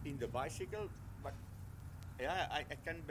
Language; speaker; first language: English; non-native, learner; Dutch